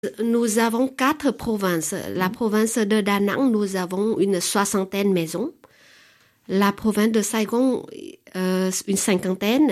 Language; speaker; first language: French; non-native, fluent; Vietnamese